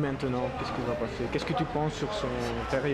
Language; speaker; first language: French; non-native, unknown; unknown